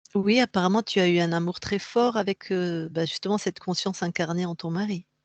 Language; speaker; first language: French; native; French